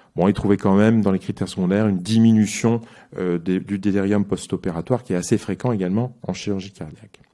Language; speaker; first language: French; native; French